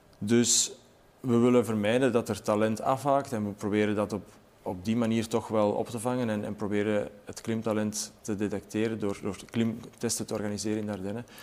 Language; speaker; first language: Dutch; native; Dutch